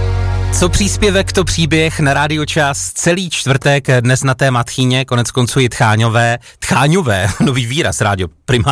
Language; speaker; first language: Czech; native; Czech